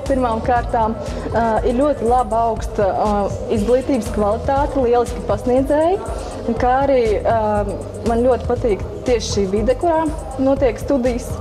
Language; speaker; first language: Latvian; native; Latvian